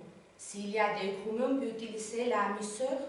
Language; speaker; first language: French; non-native, learner; Spanish